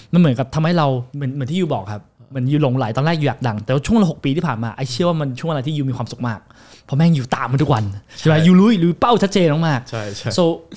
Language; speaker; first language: Thai; non-native, fluent; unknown